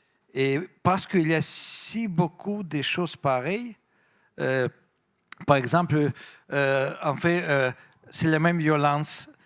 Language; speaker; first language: French; non-native, fluent; Russian